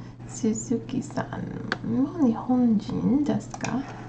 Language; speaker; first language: Japanese; non-native, learner; English